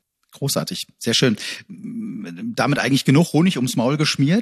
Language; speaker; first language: German; native; German